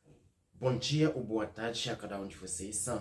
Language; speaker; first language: Portuguese; non-native, learner; Haitian Creole